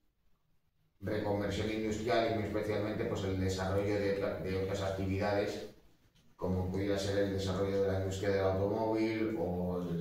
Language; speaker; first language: Spanish; native; Spanish